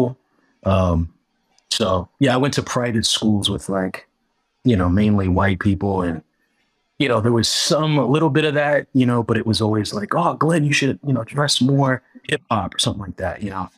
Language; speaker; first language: English; native; English